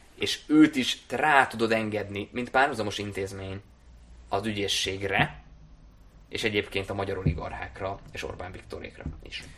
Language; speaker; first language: Hungarian; non-native, local second language; German